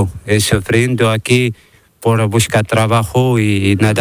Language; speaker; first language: Spanish; non-native, learner; Arabic